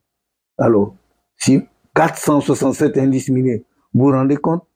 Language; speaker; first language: French; non-native, local second language; Sango